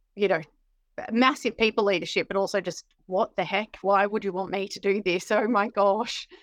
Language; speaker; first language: English; native; English